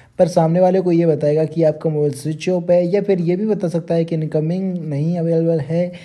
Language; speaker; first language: Hindi; native; Hindi